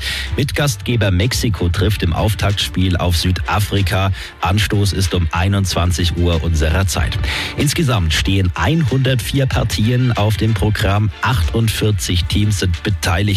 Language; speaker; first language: German; native; German